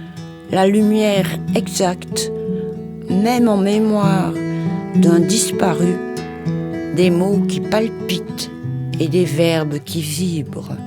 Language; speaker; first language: French; native; French